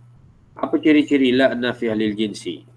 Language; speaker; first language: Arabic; non-native, fluent; Malay